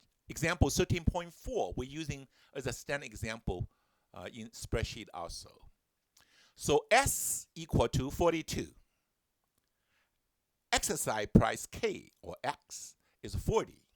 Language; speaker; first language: English; non-native, fluent; Chinese